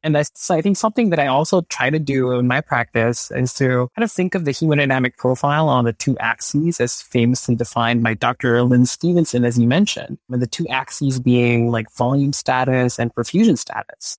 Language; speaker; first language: English; non-native, local second language; Filipino